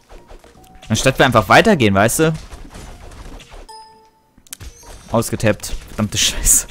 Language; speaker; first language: German; native; German